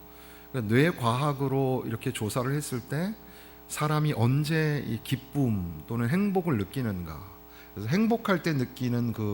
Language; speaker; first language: Korean; native; Korean